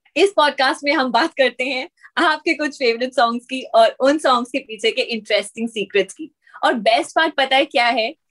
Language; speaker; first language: Hindi; native; Hindi